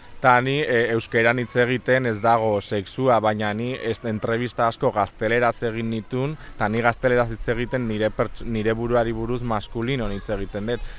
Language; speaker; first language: Basque; non-native, local second language; Spanish